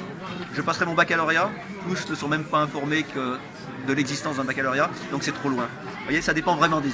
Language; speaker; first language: French; native; French